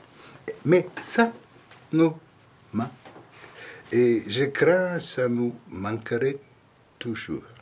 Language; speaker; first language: French; non-native, fluent; German